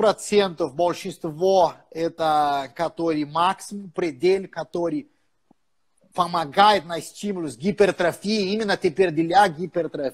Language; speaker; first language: Russian; non-native, fluent; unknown